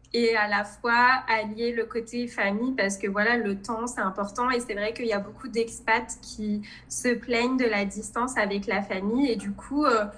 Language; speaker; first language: French; native; French